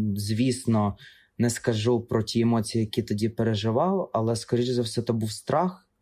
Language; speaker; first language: Ukrainian; non-native, local second language; Russian